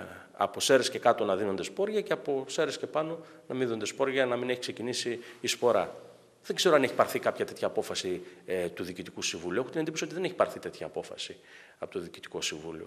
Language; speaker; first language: Greek; native; Greek